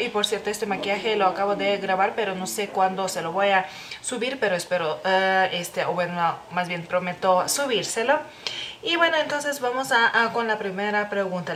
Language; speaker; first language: Spanish; non-native, fluent; Lithuanian